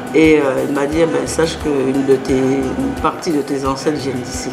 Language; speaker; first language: French; native; French